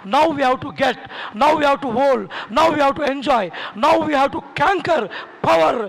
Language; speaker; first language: English; non-native, local second language; Telugu